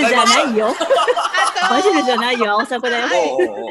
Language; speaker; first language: Japanese; native; Japanese